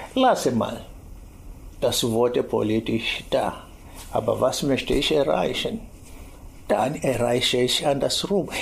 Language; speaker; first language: German; non-native, fluent; Swahili